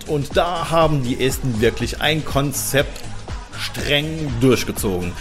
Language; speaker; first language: German; native; German